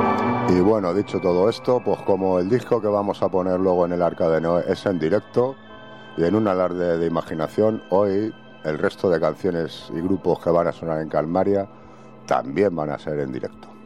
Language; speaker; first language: Spanish; native; Spanish